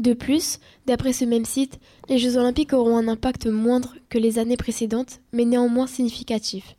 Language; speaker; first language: French; native; French